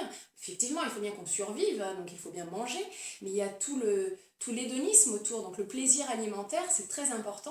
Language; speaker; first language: French; native; French